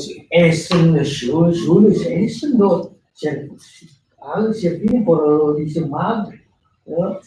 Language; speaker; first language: German; non-native, learner; Indonesian